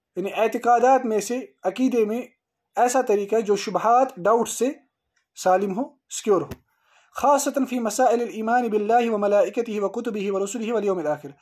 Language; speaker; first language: Urdu; native; Urdu